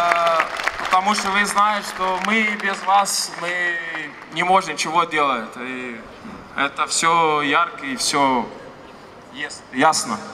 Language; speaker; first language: Russian; non-native, learner; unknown